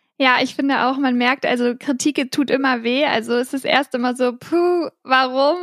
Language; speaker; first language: German; native; German